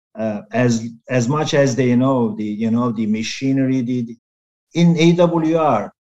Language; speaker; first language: English; non-native, fluent; Turkish